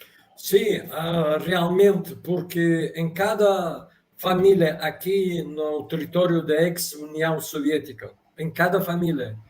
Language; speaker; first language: Portuguese; non-native, fluent; Russian